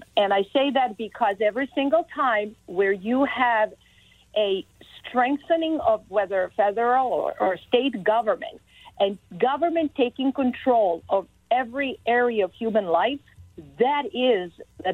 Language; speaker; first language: English; non-native, fluent; Serbian